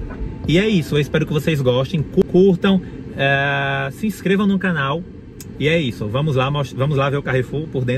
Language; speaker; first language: Portuguese; native; Portuguese